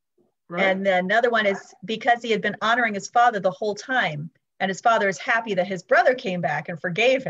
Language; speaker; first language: English; native; English